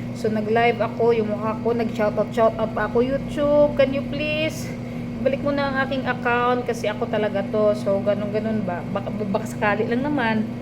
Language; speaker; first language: Filipino; non-native, local second language; Cebuano